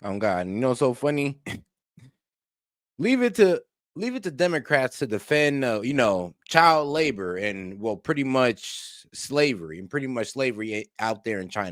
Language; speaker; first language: English; native; English